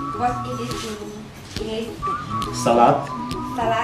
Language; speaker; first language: English; non-native, learner; Thai